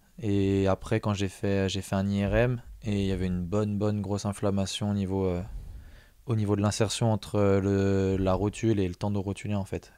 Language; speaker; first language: French; native; French